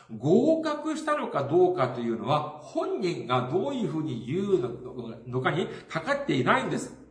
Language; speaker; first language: Japanese; non-native, fluent; Korean